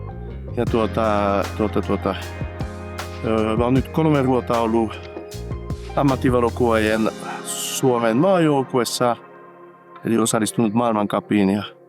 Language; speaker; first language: Finnish; non-native, fluent; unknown